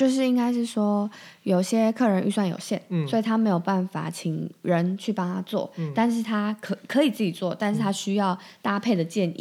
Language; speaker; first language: Chinese; native; Chinese